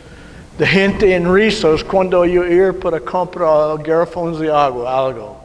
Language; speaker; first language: Spanish; non-native, learner; English